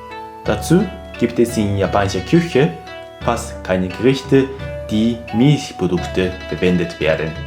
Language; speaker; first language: German; non-native, fluent; Japanese